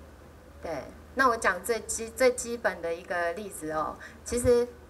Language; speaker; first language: Chinese; native; Chinese